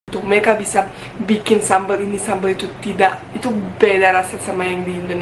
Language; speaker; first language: Indonesian; non-native, fluent; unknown